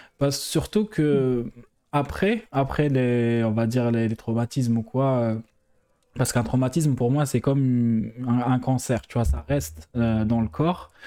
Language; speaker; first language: French; non-native, local second language; Arabic